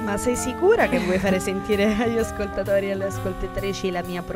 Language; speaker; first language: Italian; native; Italian